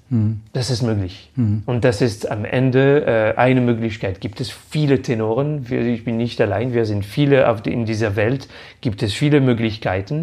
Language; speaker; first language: German; non-native, fluent; French